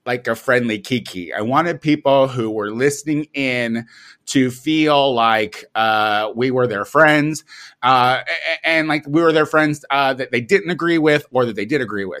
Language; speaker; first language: English; native; English